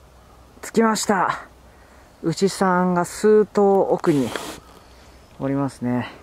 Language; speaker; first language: Japanese; native; Japanese